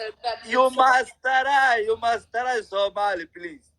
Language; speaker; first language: English; non-native, learner; Somali